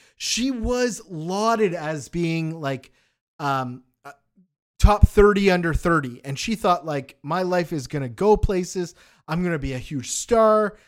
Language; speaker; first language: English; native; English